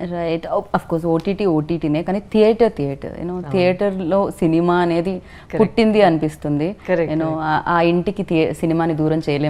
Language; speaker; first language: Telugu; native; Telugu